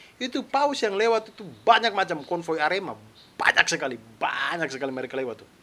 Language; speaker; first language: Indonesian; non-native, local second language; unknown